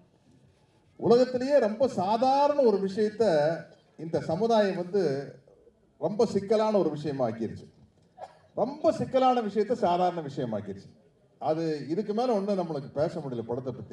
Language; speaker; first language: Tamil; native; Tamil